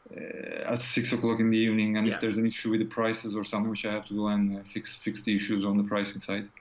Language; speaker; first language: English; non-native, fluent; Turkish